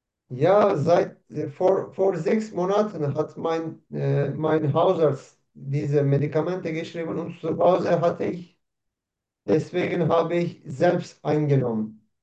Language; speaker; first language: German; non-native, learner; Turkish